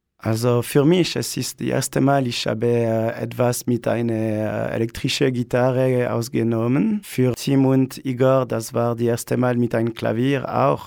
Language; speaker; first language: German; non-native, learner; Italian